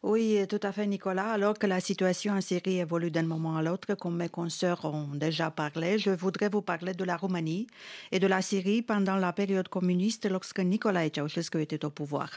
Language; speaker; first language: French; non-native, fluent; Romanian